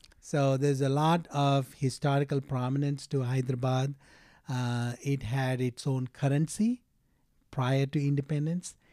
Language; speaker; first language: English; non-native, local second language; Telugu